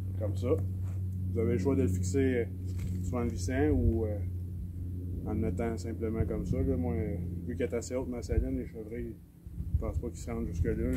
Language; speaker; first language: French; native; French